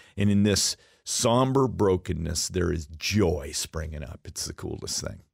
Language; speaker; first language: English; native; English